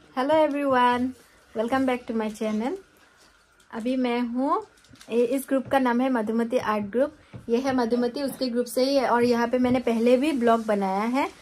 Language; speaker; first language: Hindi; non-native, local second language; Bangla